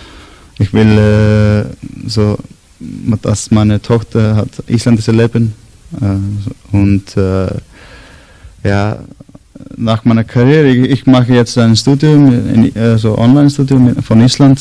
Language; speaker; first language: German; non-native, learner; Icelandic